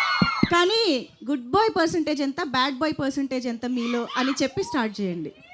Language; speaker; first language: Telugu; native; Telugu